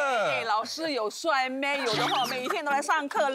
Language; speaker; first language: Chinese; non-native, fluent; Thai